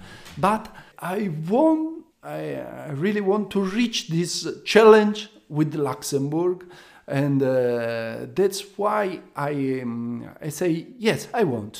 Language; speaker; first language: English; non-native, learner; Italian